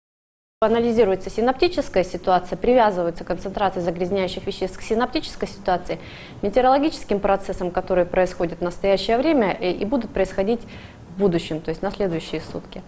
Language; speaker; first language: Russian; native; Russian